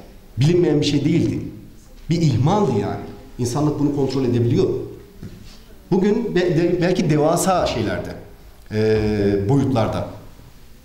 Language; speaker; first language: Turkish; native; Turkish